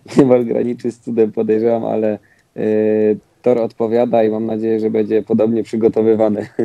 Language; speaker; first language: Polish; native; Polish